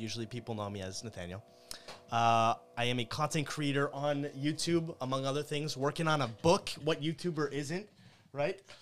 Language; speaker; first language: English; native; English